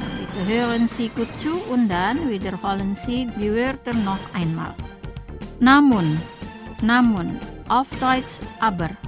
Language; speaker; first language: German; non-native, fluent; Indonesian